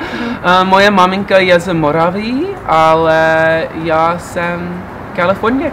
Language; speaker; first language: Czech; early bilingual, heritage; English